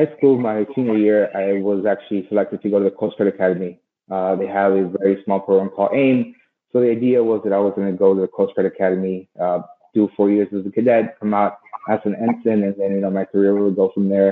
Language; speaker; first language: English; native; English